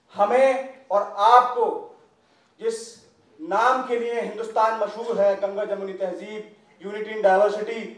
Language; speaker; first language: Hindi; native; Hindi